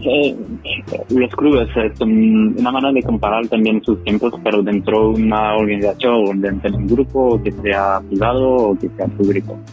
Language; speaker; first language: Spanish; non-native, fluent; French